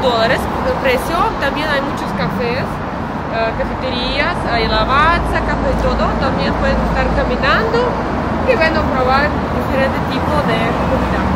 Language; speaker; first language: Spanish; non-native, learner; Russian